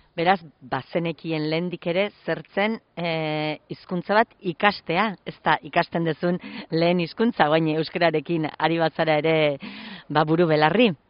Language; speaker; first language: Basque; native; Basque